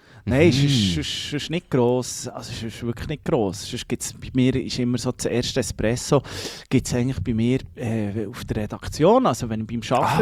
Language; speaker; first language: German; native; German